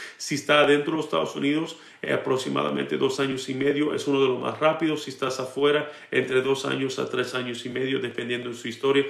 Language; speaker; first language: Spanish; early bilingual, heritage; Spanish